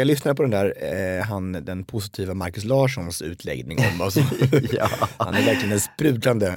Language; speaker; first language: Swedish; native; Swedish